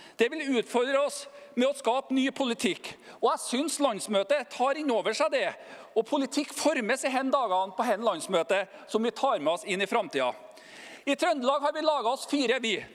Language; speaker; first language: Norwegian; native; Norwegian